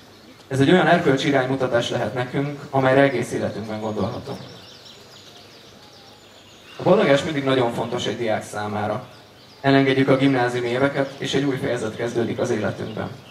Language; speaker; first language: Hungarian; native; Hungarian